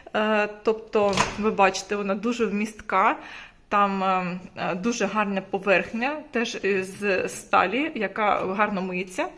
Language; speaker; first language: Ukrainian; non-native, local second language; Russian